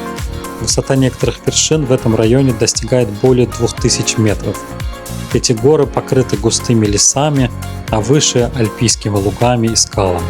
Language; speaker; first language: Russian; native; Russian